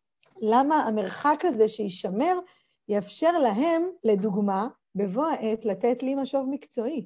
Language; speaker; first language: Hebrew; native; Hebrew